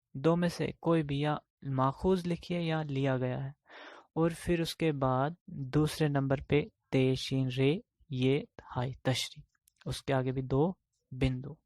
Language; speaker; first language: Urdu; non-native, local second language; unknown